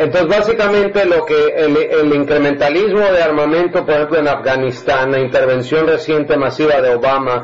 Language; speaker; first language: Spanish; native; Spanish